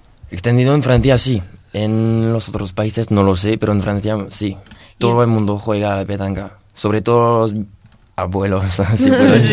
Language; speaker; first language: Spanish; non-native, learner; French